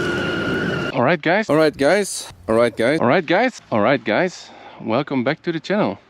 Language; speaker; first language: English; non-native, fluent; Dutch